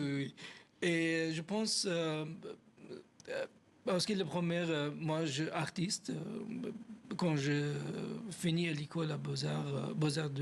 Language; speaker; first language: French; non-native, learner; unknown